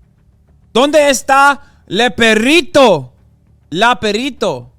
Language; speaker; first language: Spanish; non-native, learner; English